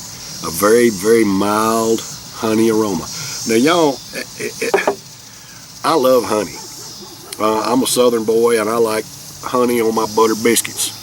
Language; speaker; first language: English; native; English